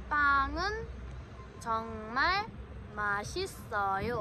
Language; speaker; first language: Korean; non-native, learner; Bangla